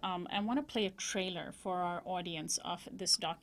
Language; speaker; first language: English; native; English